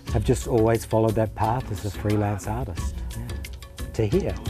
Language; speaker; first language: English; native; English